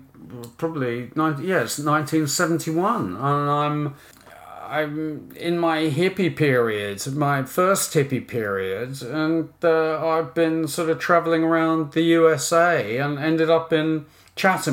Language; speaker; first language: English; native; English